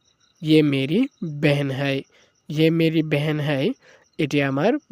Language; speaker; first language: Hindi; non-native, learner; Bangla